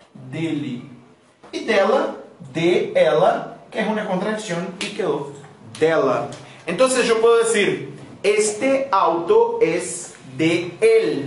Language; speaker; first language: Spanish; non-native, fluent; Portuguese